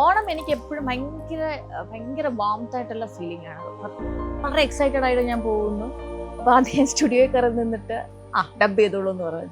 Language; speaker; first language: Malayalam; native; Malayalam